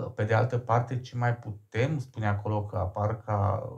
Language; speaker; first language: Romanian; native; Romanian